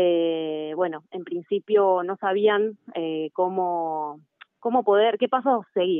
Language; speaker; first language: Spanish; native; Spanish